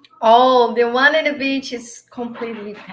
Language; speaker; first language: English; non-native, learner; Portuguese